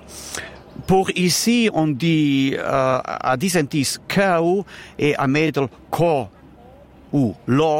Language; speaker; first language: French; non-native, learner; Romansh